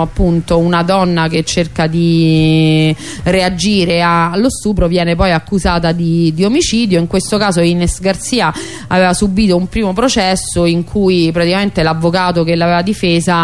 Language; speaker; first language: Italian; native; Italian